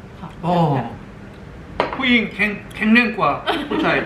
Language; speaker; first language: Thai; non-native, learner; Korean